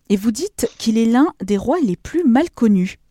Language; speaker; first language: French; native; French